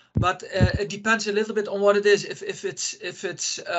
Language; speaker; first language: English; non-native, fluent; Dutch